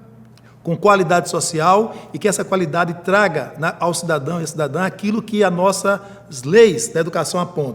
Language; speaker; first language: Portuguese; native; Portuguese